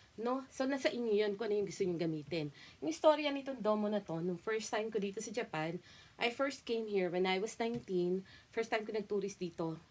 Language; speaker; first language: Filipino; native; Filipino